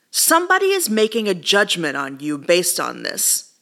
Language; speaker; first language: English; native; English